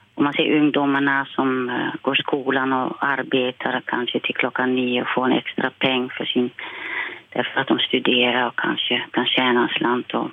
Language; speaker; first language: Swedish; non-native, fluent; Dutch